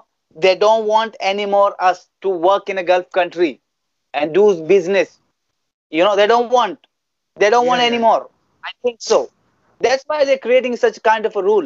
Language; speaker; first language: English; non-native, fluent; Bangla